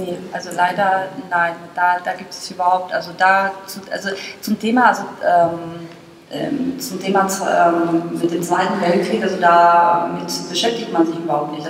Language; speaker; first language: German; non-native, fluent; Bosnian